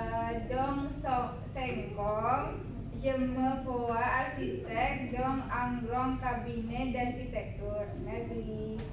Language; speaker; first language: French; non-native, learner; Indonesian